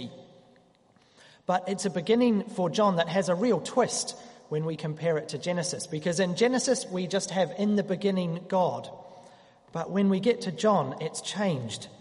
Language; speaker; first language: English; native; English